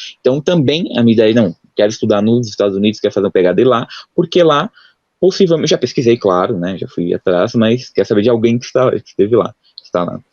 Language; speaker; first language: Portuguese; native; Portuguese